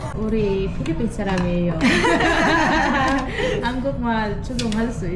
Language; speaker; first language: Korean; non-native, learner; Filipino